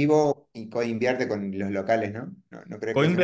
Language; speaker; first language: Spanish; native; Spanish